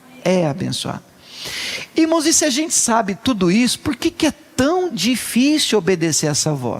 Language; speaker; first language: Portuguese; native; Portuguese